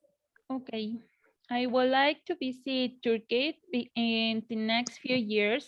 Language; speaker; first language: English; non-native, learner; Spanish